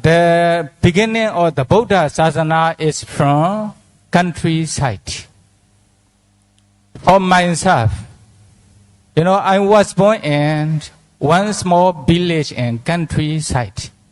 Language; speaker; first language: English; non-native, fluent; Burmese